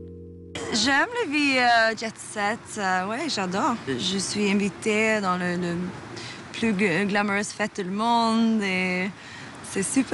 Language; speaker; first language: French; non-native, fluent; Swedish